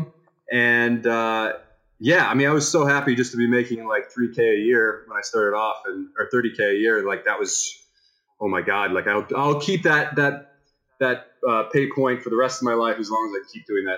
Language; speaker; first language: English; native; English